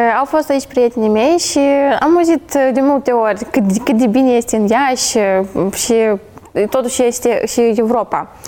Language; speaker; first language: Romanian; non-native, fluent; Ukrainian